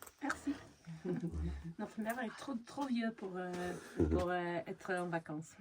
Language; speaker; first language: French; non-native, learner; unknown